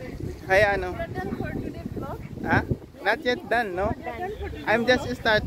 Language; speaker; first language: English; non-native, local second language; Filipino